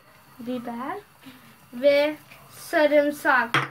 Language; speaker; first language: Turkish; non-native, learner; Urdu